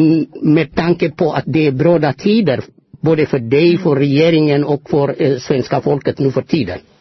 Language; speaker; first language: Swedish; non-native, fluent; Amharic